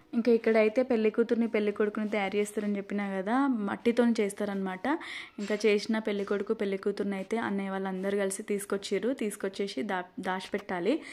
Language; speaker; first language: Telugu; non-native, local second language; Lambadi